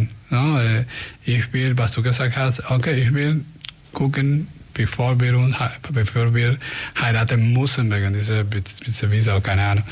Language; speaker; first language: German; non-native, fluent; Spanish